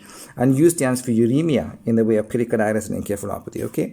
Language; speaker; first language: English; native; English